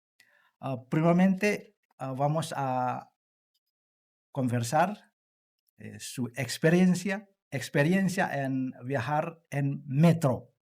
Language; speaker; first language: Spanish; non-native, learner; Indonesian